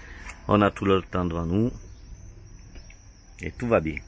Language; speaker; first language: French; native; French